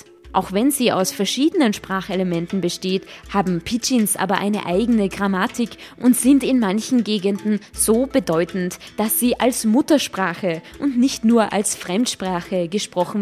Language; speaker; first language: German; native; German